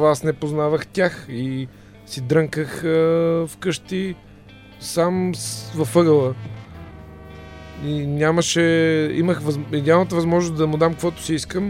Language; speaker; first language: Bulgarian; native; Bulgarian